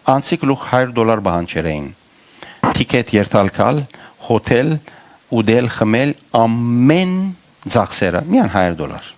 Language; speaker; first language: Armenian; early bilingual, heritage; Armenian